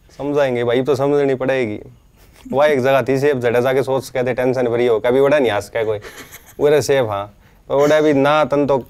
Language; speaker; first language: Hindi; native; Hindi